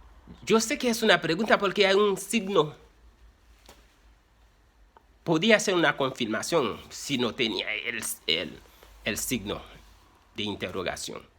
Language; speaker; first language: Spanish; non-native, fluent; Haitian Creole